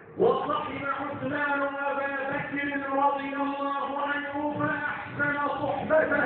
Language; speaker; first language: Arabic; native; Arabic